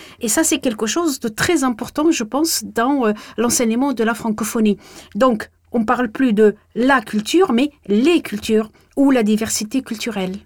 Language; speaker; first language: French; non-native, local second language; Arabic